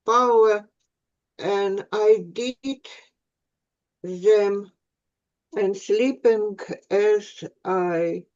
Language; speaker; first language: English; non-native, learner; Russian